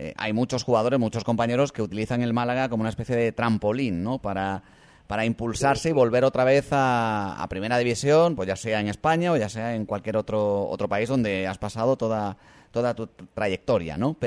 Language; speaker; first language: Spanish; native; Spanish